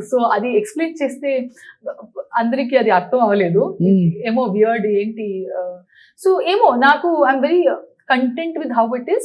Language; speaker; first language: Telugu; non-native, learner; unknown